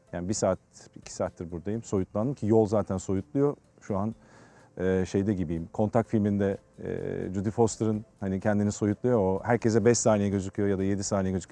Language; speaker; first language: Turkish; native; Turkish